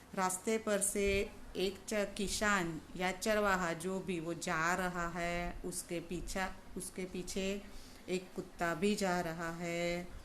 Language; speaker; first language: Hindi; non-native, local second language; Gujarati